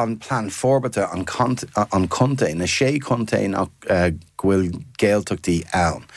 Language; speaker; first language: Irish; non-native, fluent; English